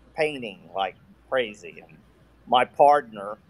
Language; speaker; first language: English; native; English